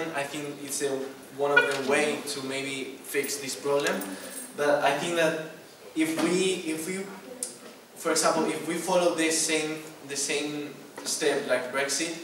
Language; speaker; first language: English; non-native, learner; Spanish